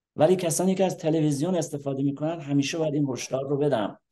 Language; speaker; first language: Persian; native; Persian